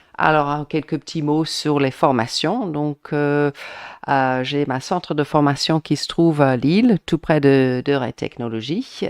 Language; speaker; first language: French; non-native, fluent; English